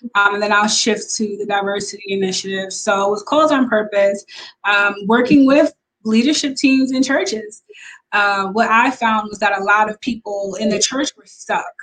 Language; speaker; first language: English; native; English